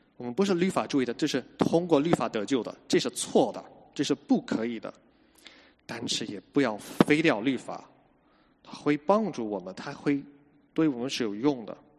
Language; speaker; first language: Chinese; non-native, fluent; English